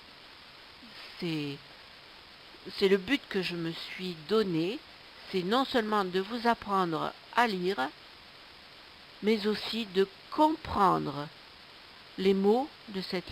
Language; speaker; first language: French; native; French